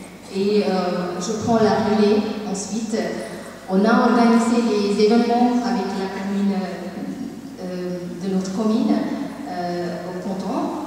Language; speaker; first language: French; non-native, learner; Tamil